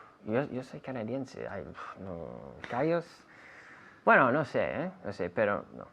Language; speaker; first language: Spanish; non-native, fluent; English